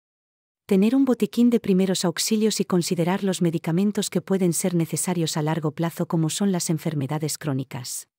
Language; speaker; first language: Spanish; native; Spanish